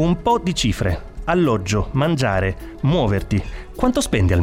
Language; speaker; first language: Italian; native; Italian